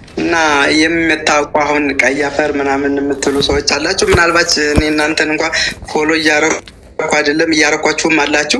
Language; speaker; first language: Amharic; native; Amharic